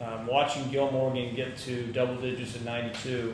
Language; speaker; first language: English; native; English